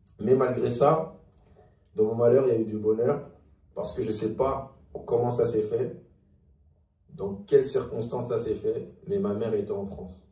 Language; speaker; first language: French; early bilingual, other home language; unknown